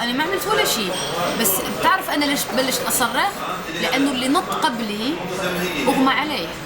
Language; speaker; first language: Arabic; native; Arabic